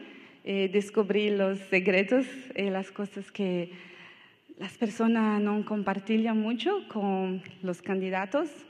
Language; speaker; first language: Spanish; non-native, learner; Portuguese